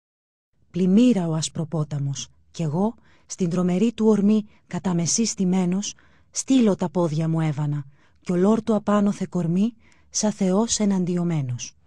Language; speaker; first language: Greek; native; Greek